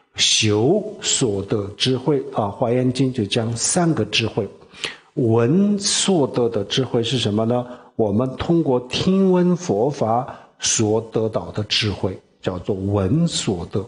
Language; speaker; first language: Chinese; non-native, local second language; Tibetan